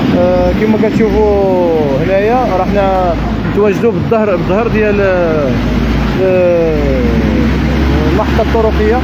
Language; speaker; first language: Arabic; native; Arabic